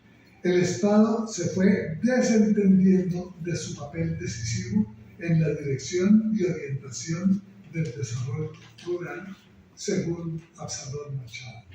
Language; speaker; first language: Spanish; native; Spanish